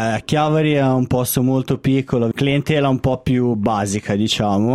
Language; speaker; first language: Italian; native; Italian